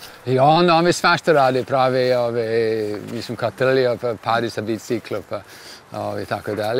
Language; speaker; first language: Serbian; non-native, fluent; English